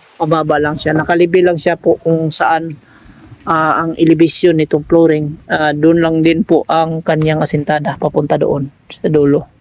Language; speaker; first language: Filipino; non-native, local second language; Cebuano